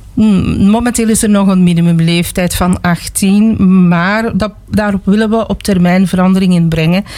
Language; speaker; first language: Dutch; native; Dutch